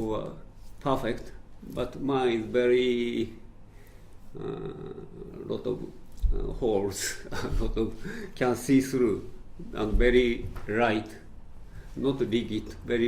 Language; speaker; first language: English; non-native, fluent; Japanese